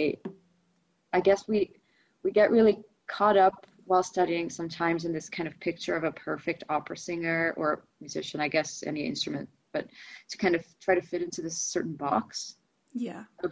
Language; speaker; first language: English; non-native, fluent; Russian